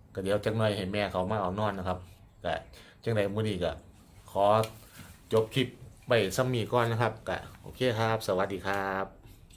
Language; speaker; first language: Thai; native; Thai